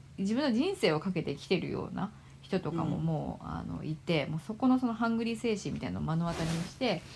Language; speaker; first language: Japanese; native; Japanese